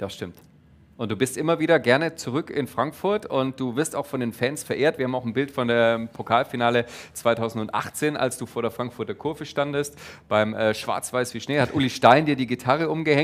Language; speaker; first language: German; native; German